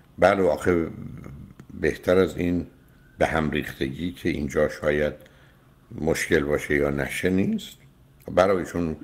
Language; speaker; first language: Persian; native; Persian